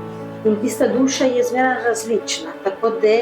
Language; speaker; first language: Slovenian; early bilingual, heritage; Slovenian